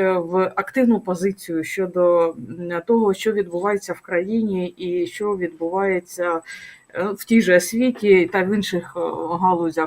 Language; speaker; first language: Ukrainian; native; Ukrainian